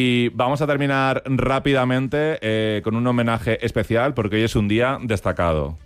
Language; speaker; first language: Spanish; native; Spanish